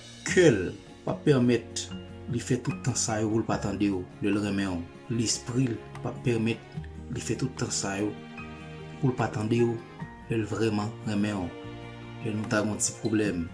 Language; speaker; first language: French; non-native, local second language; Haitian Creole